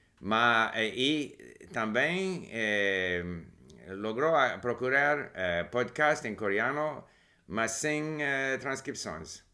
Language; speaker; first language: Portuguese; non-native, learner; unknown